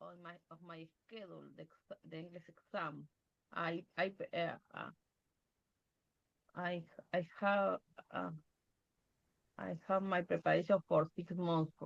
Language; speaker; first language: English; non-native, learner; Spanish